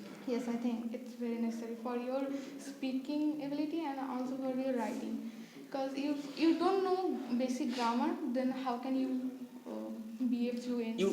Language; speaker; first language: English; non-native, fluent; Bangla